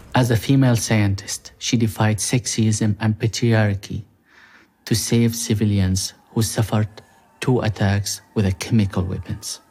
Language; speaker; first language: English; non-native, fluent; Arabic